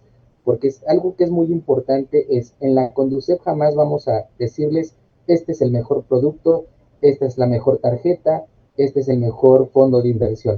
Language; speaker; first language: Spanish; native; Spanish